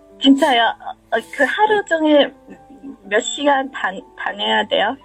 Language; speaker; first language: Korean; non-native, learner; Chinese